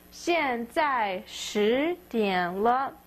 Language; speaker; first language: Chinese; non-native, fluent; English